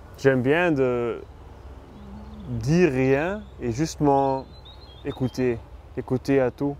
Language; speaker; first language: French; non-native, local second language; Dutch